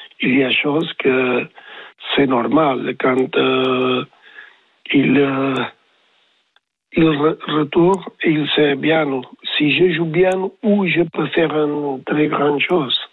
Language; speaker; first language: French; non-native, learner; Spanish